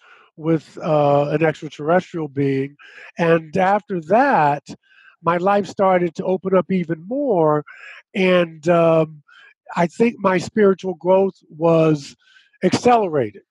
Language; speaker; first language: English; native; English